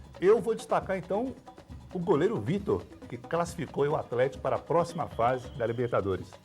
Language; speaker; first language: Portuguese; native; Portuguese